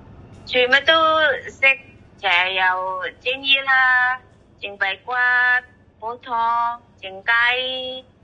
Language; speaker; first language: Cantonese; non-native, learner; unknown